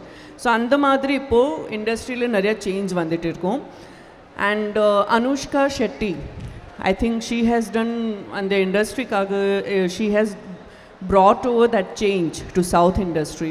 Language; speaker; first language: Tamil; non-native, local second language; Gujarati